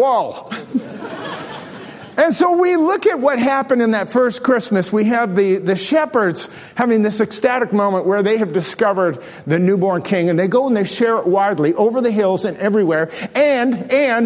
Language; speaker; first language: English; native; English